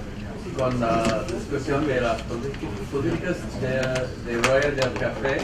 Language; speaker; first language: Spanish; non-native, fluent; English